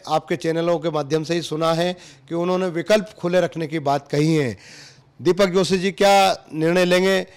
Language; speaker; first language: Hindi; native; Hindi